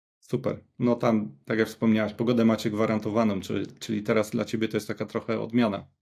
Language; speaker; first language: Polish; native; Polish